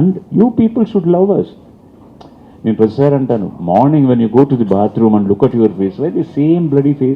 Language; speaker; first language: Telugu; native; Telugu